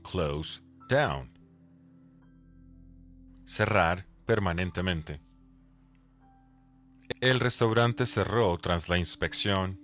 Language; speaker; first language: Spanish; native; Spanish